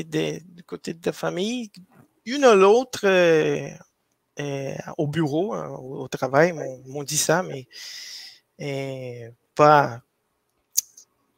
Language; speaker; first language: French; non-native, fluent; Portuguese